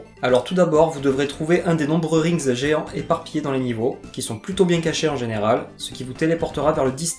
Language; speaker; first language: French; native; French